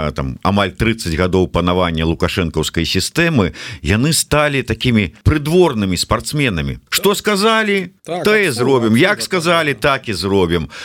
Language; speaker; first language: Belarusian; non-native, local second language; Russian